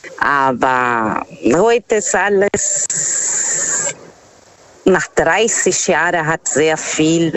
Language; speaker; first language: German; non-native, learner; Portuguese